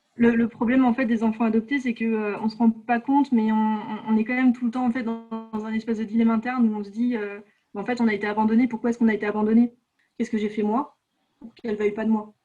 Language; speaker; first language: French; native; French